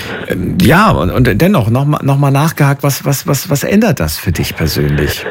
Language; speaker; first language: German; native; German